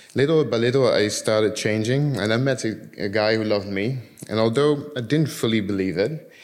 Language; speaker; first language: English; early bilingual, other home language; Dutch